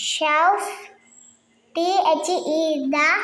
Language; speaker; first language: English; non-native, learner; Malayalam